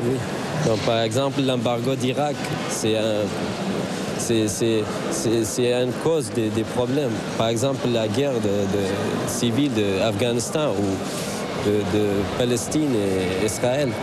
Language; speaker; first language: French; non-native, fluent; Arabic